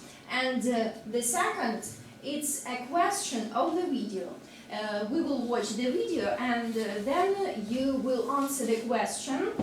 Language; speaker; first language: English; non-native, fluent; Russian